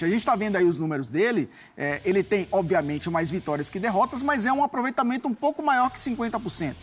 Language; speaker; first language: Portuguese; native; Portuguese